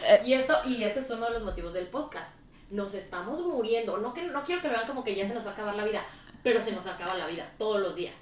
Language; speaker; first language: Spanish; early bilingual, heritage; Spanish